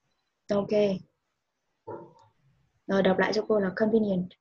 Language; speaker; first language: Vietnamese; native; Vietnamese